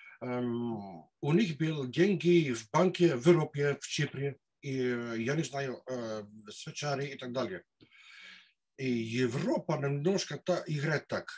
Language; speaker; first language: Russian; non-native, learner; Dutch